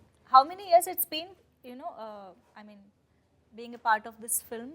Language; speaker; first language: English; non-native, local second language; Telugu